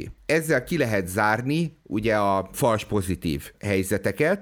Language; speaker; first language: Hungarian; native; Hungarian